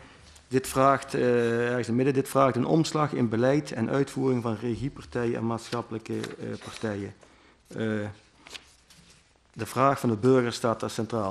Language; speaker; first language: Dutch; native; Dutch